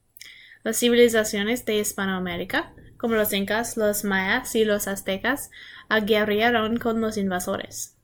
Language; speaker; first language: Spanish; non-native, learner; English